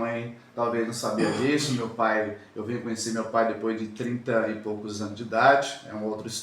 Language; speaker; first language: Portuguese; native; Portuguese